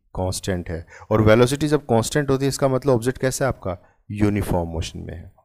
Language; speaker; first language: Hindi; native; Hindi